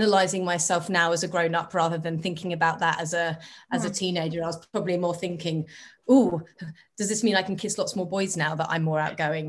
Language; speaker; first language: English; native; English